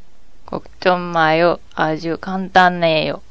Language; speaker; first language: Korean; non-native, learner; Japanese